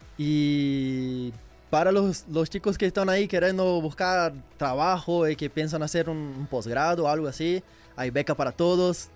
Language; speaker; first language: Spanish; non-native, learner; Portuguese